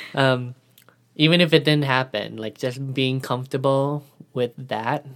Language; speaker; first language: English; early bilingual, other home language; Thai